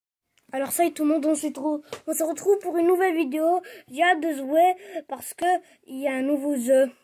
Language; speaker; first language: French; non-native, local second language; Arabic